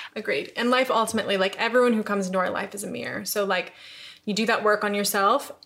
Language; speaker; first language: English; native; English